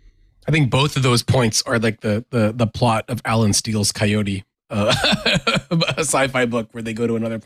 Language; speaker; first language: English; native; English